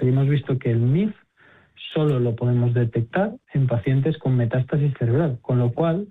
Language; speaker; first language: Spanish; native; Spanish